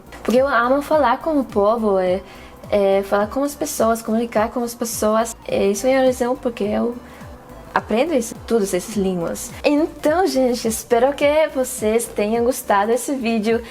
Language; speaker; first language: Portuguese; non-native, fluent; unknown